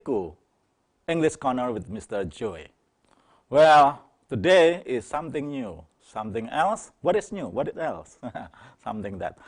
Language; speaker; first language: English; non-native, fluent; Indonesian